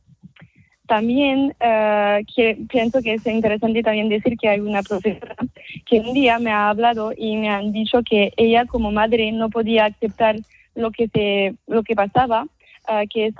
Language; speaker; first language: Spanish; non-native, fluent; French